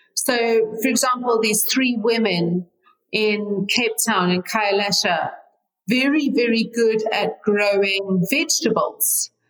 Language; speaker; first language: English; native; English